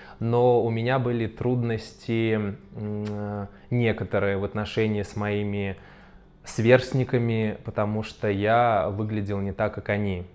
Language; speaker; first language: Russian; native; Russian